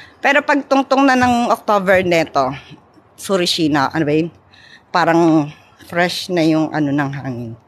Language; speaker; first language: Filipino; non-native, local second language; Cebuano